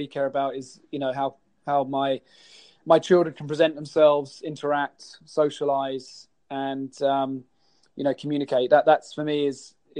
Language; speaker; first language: English; native; English